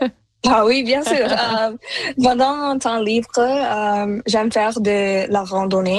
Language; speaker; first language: French; non-native, local second language; Punjabi